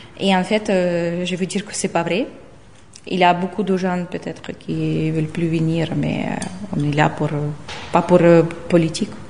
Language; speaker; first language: French; non-native, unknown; Russian